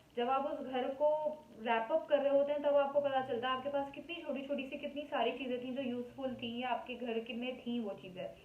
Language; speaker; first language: Urdu; native; Urdu